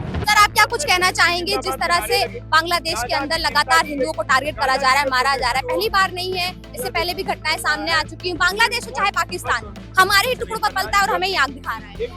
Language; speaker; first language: Hindi; native; Hindi